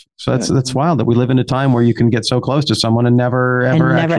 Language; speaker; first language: English; native; English